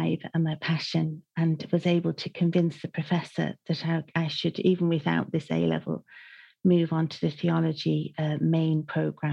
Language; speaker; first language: English; native; English